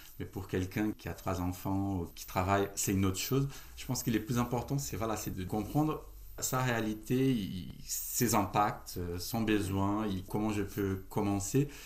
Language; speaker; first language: French; non-native, fluent; Portuguese